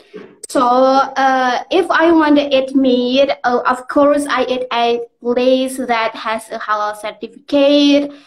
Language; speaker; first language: English; non-native, learner; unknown